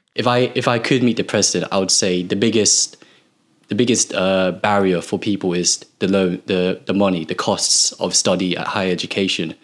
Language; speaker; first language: English; native; English